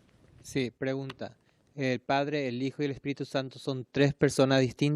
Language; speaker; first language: Spanish; native; Spanish